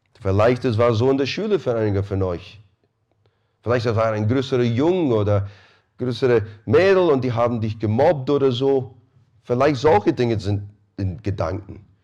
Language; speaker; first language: German; non-native, fluent; English